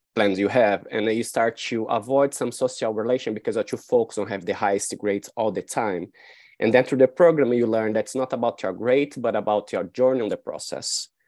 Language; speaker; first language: English; non-native, fluent; Portuguese